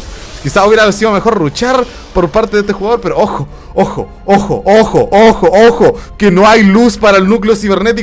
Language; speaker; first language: Spanish; native; Spanish